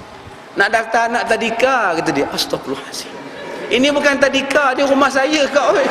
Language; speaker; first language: Malay; native; Malay